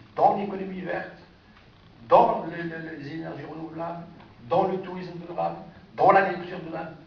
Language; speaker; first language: French; non-native, local second language; Arabic